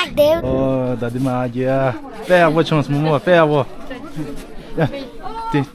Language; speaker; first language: Hindi; non-native, fluent; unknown